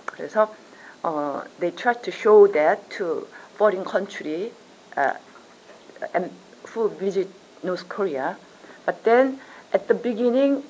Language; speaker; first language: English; non-native, learner; Korean